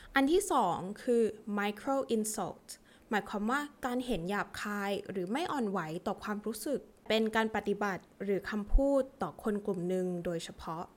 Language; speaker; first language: Thai; early bilingual, heritage; English